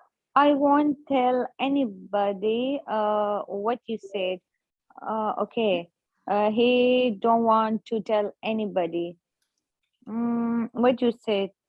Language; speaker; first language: English; non-native, learner; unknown